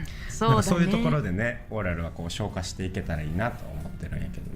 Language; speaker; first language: Japanese; native; Japanese